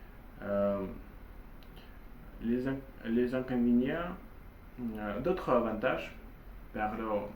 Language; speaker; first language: French; non-native, learner; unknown